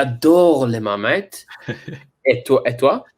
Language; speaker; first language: French; non-native, learner; English